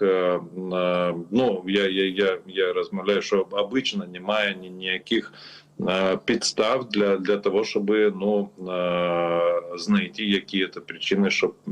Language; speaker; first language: Ukrainian; non-native, learner; Lithuanian